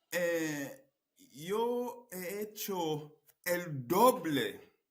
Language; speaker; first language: Spanish; non-native, fluent; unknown